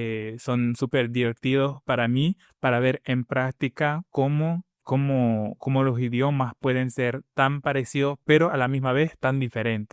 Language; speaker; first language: Spanish; non-native, fluent; English